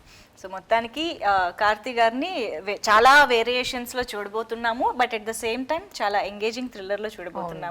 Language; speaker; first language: Telugu; native; Telugu